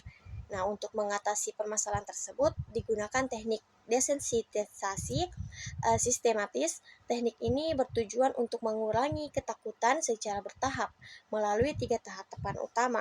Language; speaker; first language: Indonesian; native; Indonesian